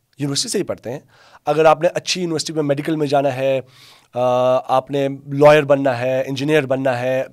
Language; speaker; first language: Urdu; non-native, local second language; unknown